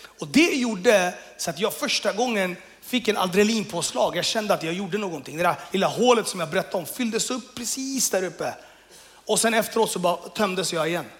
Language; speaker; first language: Swedish; early bilingual, other home language; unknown